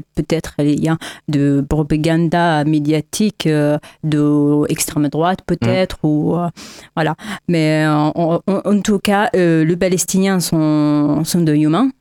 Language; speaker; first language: French; non-native, learner; Arabic